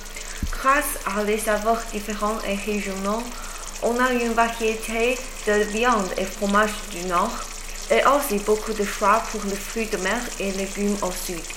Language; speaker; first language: French; non-native, learner; Chinese